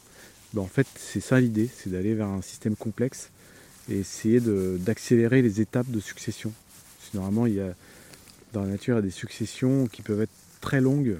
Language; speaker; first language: French; native; French